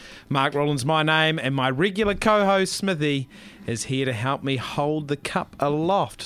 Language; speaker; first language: English; native; English